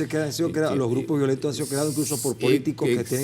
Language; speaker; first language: Spanish; native; Spanish